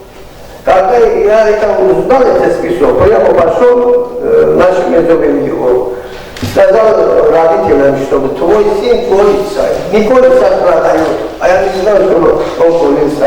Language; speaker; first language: Russian; non-native, fluent; Azerbaijani